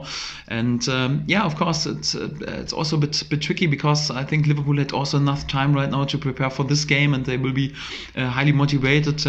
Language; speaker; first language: English; non-native, fluent; German